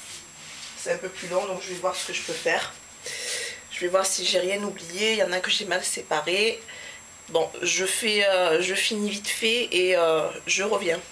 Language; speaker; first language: French; native; French